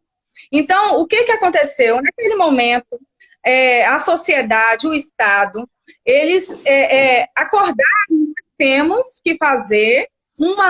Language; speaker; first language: Portuguese; native; Portuguese